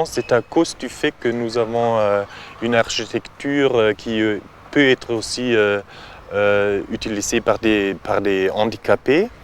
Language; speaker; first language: French; non-native, learner; German